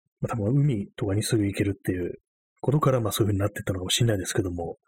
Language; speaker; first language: Japanese; native; Japanese